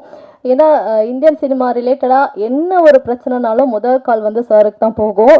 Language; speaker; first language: Tamil; native; Tamil